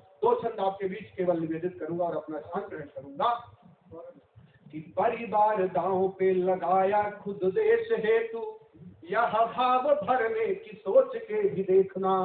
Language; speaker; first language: Hindi; native; Hindi